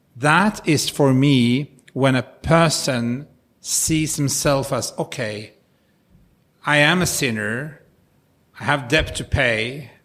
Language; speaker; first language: English; non-native, fluent; Norwegian